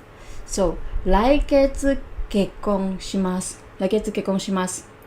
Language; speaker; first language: Japanese; non-native, learner; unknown